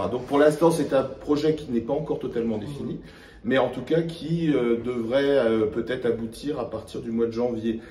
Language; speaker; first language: French; native; French